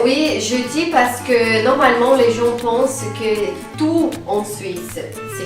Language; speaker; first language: French; non-native, fluent; Portuguese